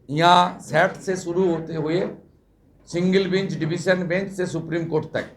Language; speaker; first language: Hindi; non-native, local second language; Bangla